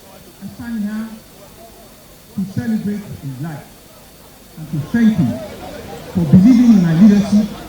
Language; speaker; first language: English; non-native, local second language; Yoruba